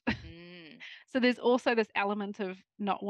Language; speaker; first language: English; native; English